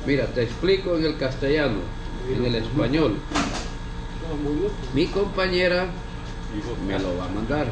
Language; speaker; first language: Spanish; native; Spanish